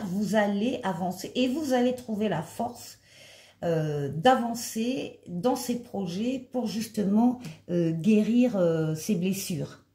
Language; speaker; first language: French; native; French